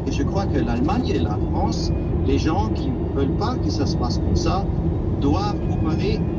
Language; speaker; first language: French; non-native, fluent; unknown